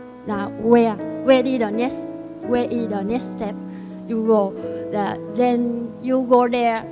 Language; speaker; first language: English; non-native, learner; Vietnamese